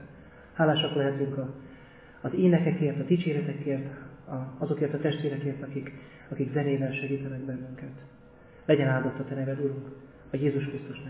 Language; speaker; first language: Hungarian; native; Hungarian